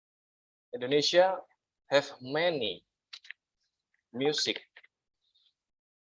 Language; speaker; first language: English; non-native, learner; Indonesian